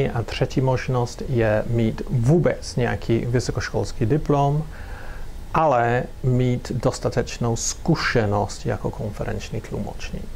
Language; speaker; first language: Czech; non-native, fluent; English